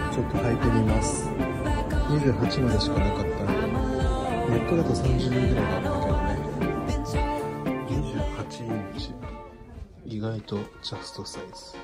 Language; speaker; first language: Japanese; native; Japanese